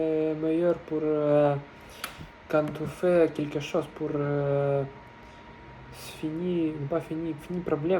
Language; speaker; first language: French; non-native, learner; Russian